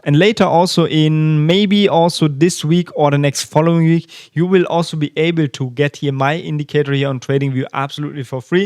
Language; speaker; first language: English; non-native, fluent; German